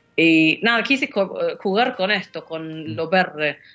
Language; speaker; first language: Spanish; non-native, fluent; English